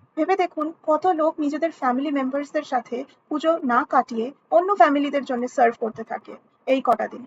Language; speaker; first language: Bangla; early bilingual, heritage; Bangla